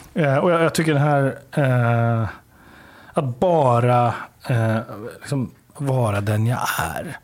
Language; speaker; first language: Swedish; native; Swedish